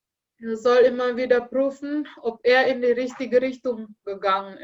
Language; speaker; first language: German; non-native, learner; Indonesian